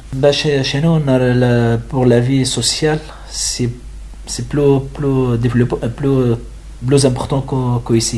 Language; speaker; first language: French; non-native, learner; Arabic